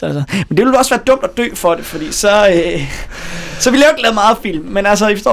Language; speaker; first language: Danish; native; Danish